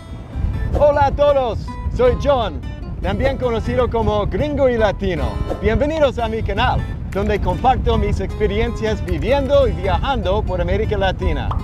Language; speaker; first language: Spanish; non-native, fluent; English